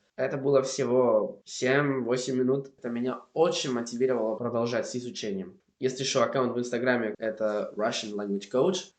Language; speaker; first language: Russian; non-native, fluent; Spanish